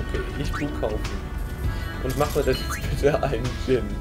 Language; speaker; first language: German; native; German